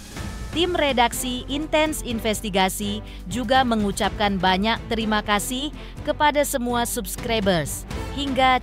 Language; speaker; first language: Indonesian; native; Indonesian